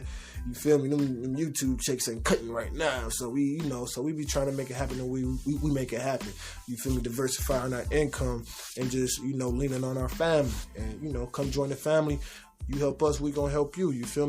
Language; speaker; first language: English; native; English